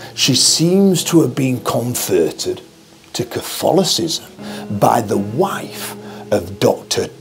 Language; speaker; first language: English; native; English